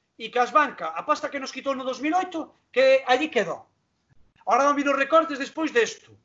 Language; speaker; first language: Galician; non-native, local second language; Spanish